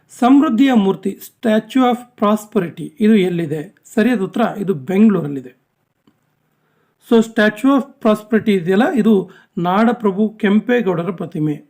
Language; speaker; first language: Kannada; native; Kannada